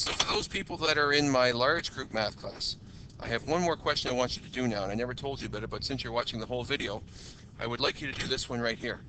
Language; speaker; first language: English; native; English